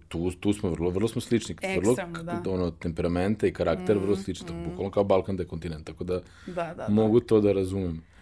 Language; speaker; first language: Serbian; native; Serbian